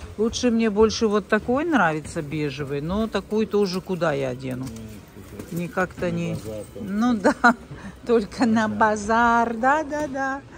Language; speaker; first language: Russian; native; Russian